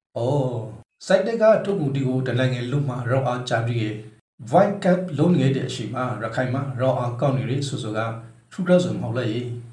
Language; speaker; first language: Burmese; native; Burmese